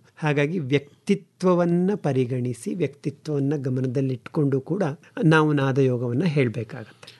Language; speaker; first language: Kannada; native; Kannada